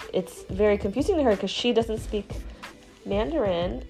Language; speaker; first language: English; non-native, fluent; Chinese